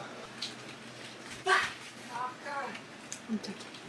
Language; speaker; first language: Chinese; non-native, learner; Korean